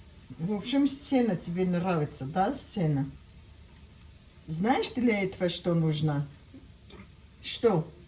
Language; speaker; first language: Russian; non-native, fluent; Armenian